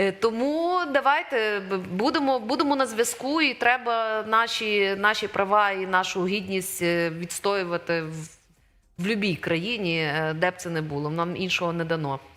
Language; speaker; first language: Ukrainian; native; Ukrainian